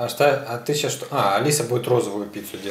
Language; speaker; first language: Russian; native; Russian